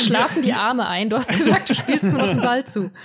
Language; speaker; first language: German; native; German